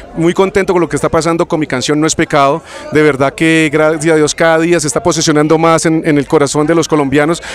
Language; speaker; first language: Spanish; non-native, fluent; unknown